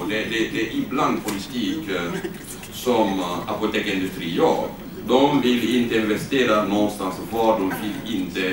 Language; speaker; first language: Swedish; non-native, learner; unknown